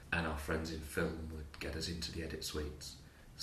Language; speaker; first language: English; native; English